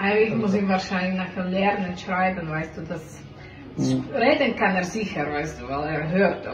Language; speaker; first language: German; non-native, learner; Slovak